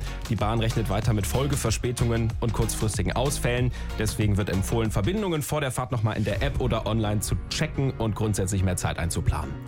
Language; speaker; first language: German; native; German